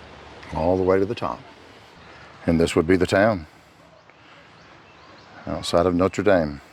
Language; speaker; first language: English; native; English